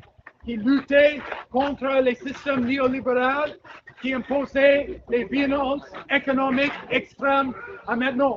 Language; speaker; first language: French; non-native, learner; English